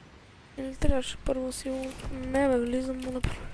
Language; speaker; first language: Bulgarian; native; Bulgarian